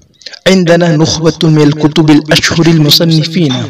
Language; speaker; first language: Arabic; non-native, fluent; Urdu